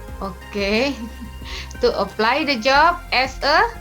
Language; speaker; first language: English; non-native, learner; Indonesian